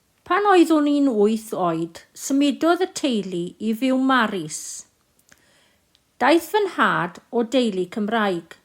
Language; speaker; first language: Welsh; non-native, local second language; English